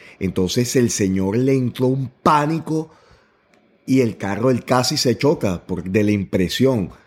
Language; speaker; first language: Spanish; native; Spanish